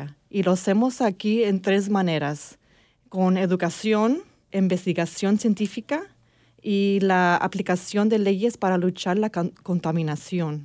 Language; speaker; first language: Spanish; early bilingual, heritage; English